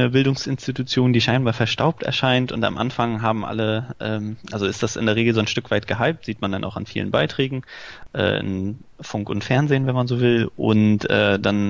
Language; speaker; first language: German; native; German